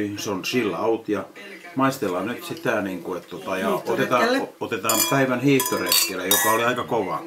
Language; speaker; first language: Finnish; native; Finnish